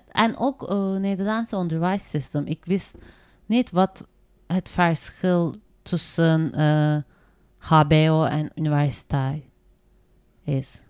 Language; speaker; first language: Dutch; non-native, learner; Turkish